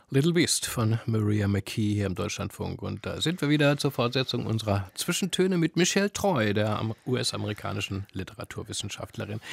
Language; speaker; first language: German; native; German